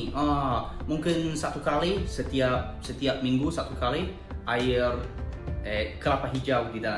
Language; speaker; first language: Indonesian; non-native, learner; English